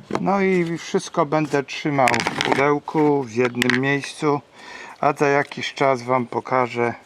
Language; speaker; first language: Polish; native; Polish